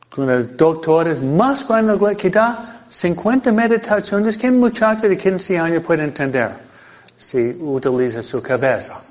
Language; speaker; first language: Spanish; non-native, fluent; English